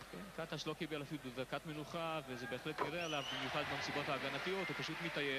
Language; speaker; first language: Hebrew; native; Hebrew